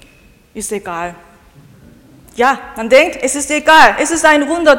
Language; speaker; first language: German; non-native, fluent; Korean